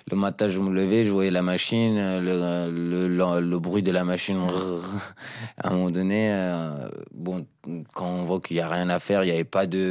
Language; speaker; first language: French; non-native, fluent; Persian